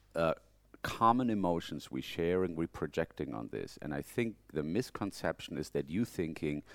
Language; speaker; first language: English; non-native, fluent; German